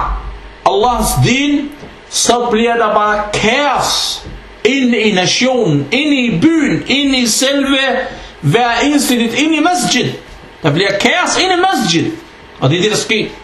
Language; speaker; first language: Danish; early bilingual, other home language; Arabic